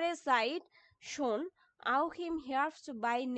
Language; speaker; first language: German; non-native, fluent; Bangla